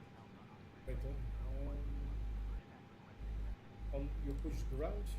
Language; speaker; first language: English; non-native, learner; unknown